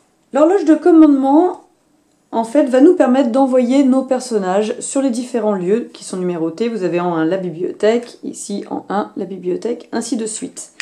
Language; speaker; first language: French; native; French